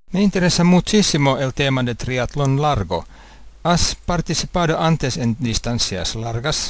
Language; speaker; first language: Spanish; non-native, fluent; Finnish